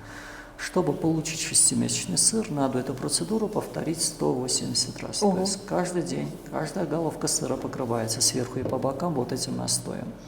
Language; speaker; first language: Russian; native; Russian